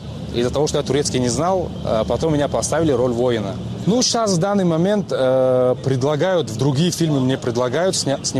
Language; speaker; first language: Russian; non-native, local second language; Tajik